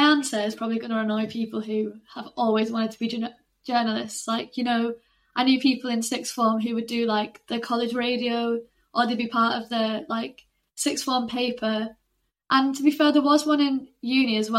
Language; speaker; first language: English; native; English